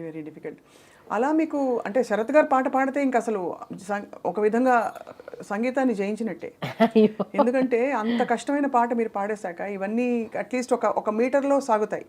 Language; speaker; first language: Telugu; native; Telugu